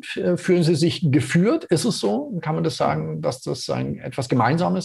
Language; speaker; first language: German; native; German